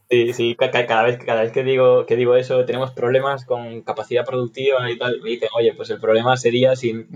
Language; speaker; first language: Spanish; native; Spanish